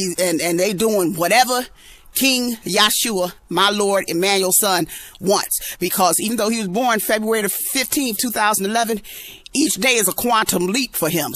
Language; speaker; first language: English; native; English